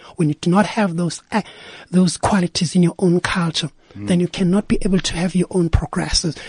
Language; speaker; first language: English; non-native, local second language; Zulu